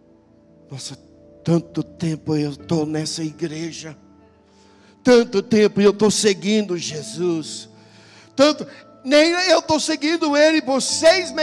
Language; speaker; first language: Portuguese; non-native, fluent; English